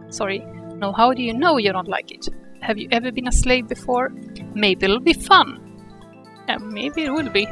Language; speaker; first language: English; non-native, fluent; Swedish